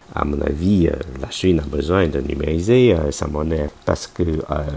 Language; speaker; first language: French; non-native, fluent; Chinese